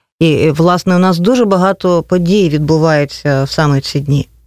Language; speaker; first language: Ukrainian; native; Ukrainian